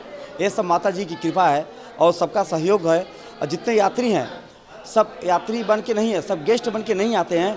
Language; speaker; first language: Hindi; native; Hindi